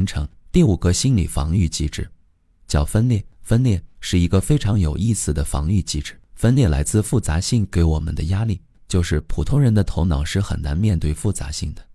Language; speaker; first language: Chinese; native; Chinese